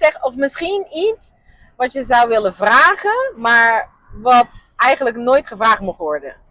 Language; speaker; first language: Dutch; non-native, local second language; Papiamento